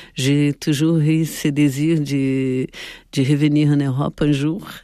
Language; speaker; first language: French; non-native, fluent; Portuguese